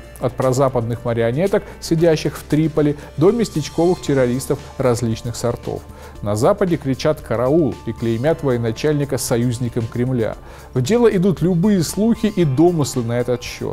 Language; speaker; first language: Russian; native; Russian